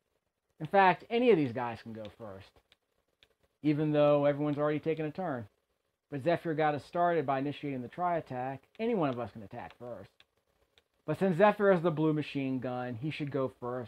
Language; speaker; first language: English; native; English